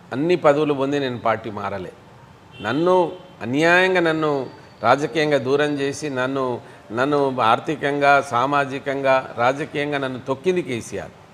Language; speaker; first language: Telugu; non-native, local second language; Lambadi